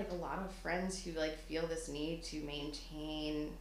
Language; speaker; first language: English; native; English